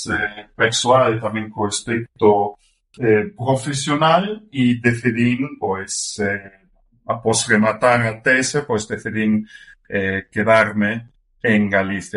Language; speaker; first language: Galician; non-native, fluent; German